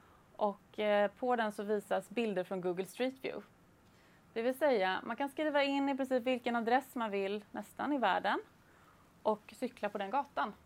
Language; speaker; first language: Swedish; native; Swedish